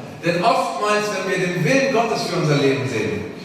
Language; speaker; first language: German; native; German